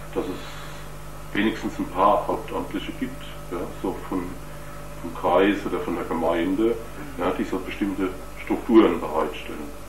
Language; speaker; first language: German; native; German